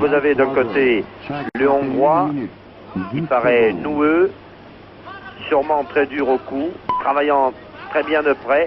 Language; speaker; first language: French; native; French